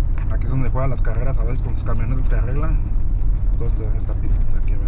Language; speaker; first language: Spanish; early bilingual, heritage; Spanish